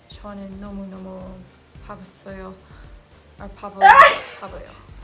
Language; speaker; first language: Korean; non-native, learner; English